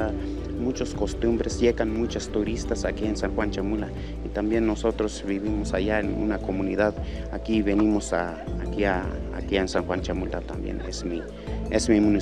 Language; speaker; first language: Spanish; non-native, local second language; Tzotzil